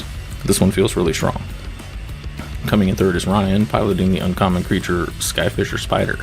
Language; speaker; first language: English; native; English